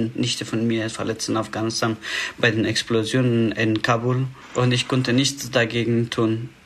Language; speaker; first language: German; non-native, fluent; Persian